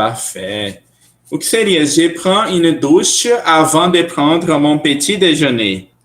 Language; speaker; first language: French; non-native, fluent; Portuguese